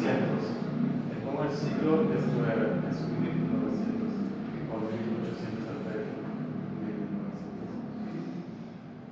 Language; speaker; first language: Spanish; non-native, learner; English